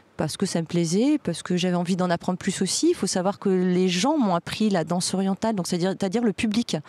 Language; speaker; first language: French; native; French